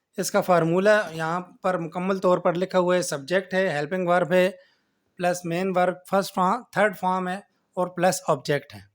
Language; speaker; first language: Urdu; native; Urdu